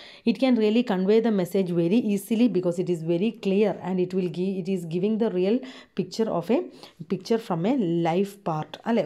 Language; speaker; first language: English; non-native, local second language; Malayalam